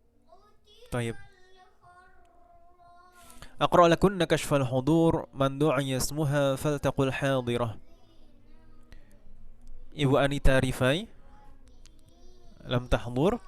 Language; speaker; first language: Arabic; non-native, fluent; Indonesian